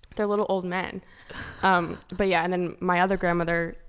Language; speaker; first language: English; early bilingual, other home language; Italian